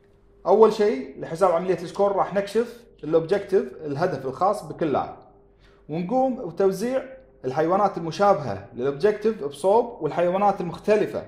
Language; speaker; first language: Arabic; native; Arabic